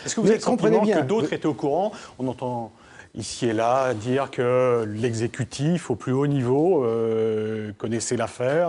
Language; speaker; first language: French; native; French